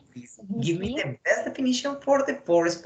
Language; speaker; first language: English; non-native, fluent; Spanish